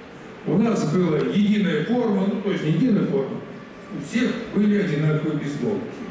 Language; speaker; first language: Russian; native; Russian